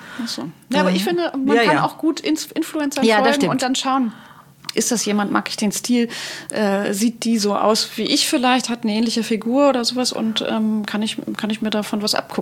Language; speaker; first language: German; native; German